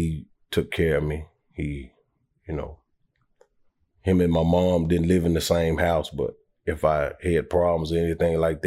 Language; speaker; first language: English; native; English